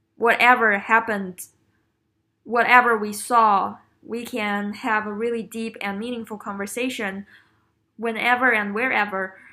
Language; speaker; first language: English; non-native, fluent; Chinese